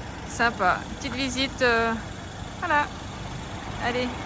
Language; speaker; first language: French; native; French